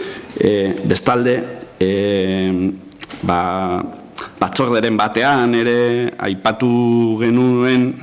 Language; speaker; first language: Basque; native; Basque